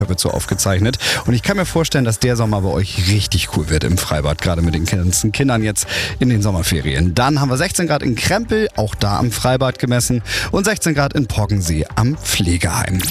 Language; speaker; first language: German; native; German